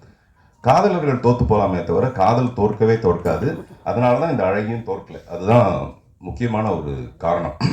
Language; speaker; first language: Tamil; native; Tamil